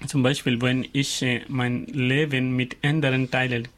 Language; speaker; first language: German; non-native, learner; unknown